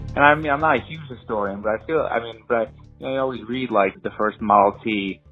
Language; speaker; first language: English; native; English